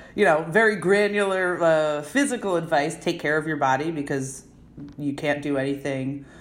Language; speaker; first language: English; native; English